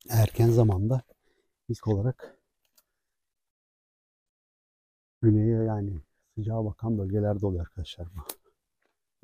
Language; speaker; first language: Turkish; native; Turkish